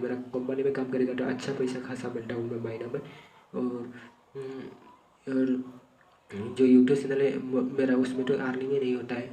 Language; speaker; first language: Hindi; non-native, local second language; Bodo